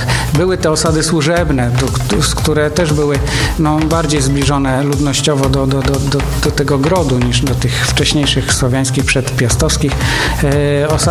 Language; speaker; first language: Polish; native; Polish